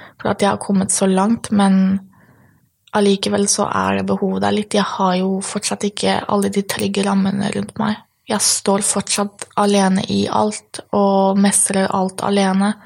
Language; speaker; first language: Norwegian; early bilingual, other home language; Polish